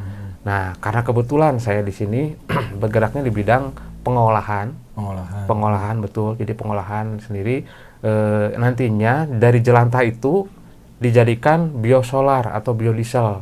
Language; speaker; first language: Indonesian; non-native, local second language; Sundanese